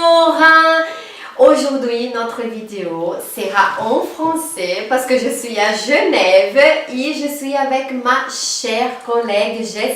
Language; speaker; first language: French; non-native, fluent; Portuguese